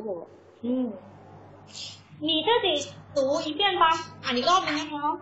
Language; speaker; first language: Chinese; non-native, fluent; Thai